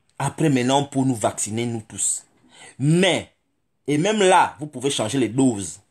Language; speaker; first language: French; non-native, local second language; Fang